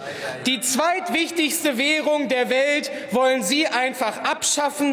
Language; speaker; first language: German; native; German